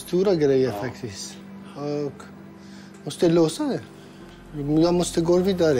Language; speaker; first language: Swedish; non-native, learner; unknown